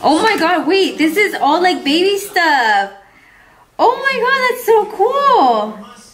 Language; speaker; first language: English; early bilingual, other home language; Spanish